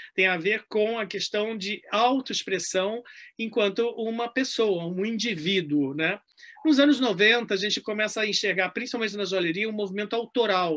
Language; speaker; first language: Portuguese; native; Portuguese